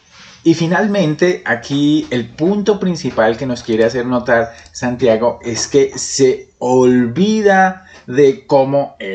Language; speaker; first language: Spanish; native; Spanish